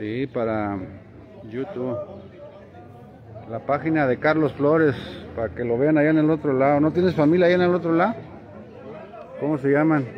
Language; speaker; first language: Spanish; native; Spanish